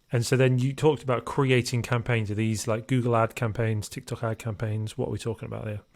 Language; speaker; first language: English; native; English